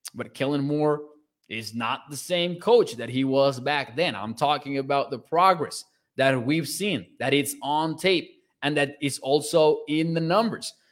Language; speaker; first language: English; non-native, fluent; Spanish